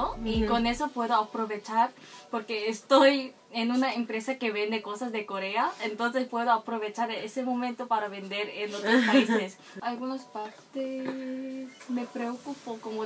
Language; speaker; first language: Spanish; non-native, fluent; Korean